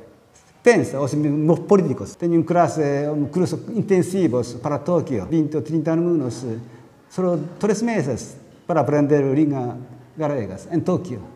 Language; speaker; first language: Galician; non-native, learner; Japanese